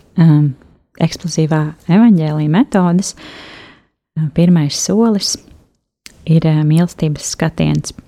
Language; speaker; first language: Latvian; native; Latvian